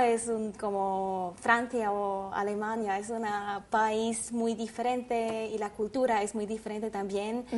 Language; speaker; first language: Spanish; non-native, learner; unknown